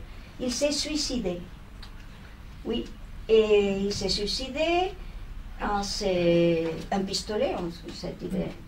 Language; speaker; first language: French; non-native, fluent; Spanish